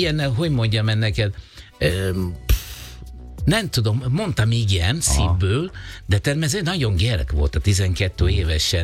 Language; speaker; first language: Hungarian; non-native, learner; Italian